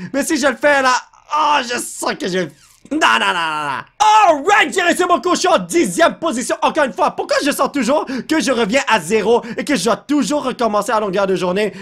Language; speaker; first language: French; native; French